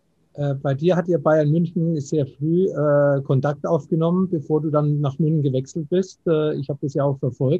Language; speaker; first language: German; native; German